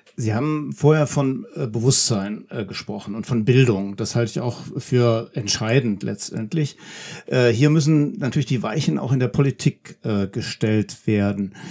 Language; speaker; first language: German; native; German